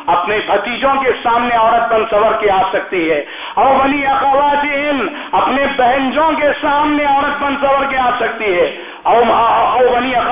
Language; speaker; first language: Urdu; native; Urdu